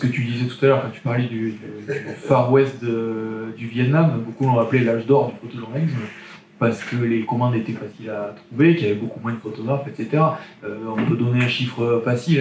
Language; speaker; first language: French; native; French